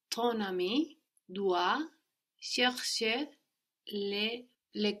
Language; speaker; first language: French; non-native, learner; English